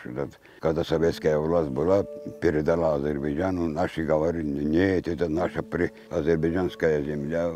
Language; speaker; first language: Russian; non-native, local second language; Azerbaijani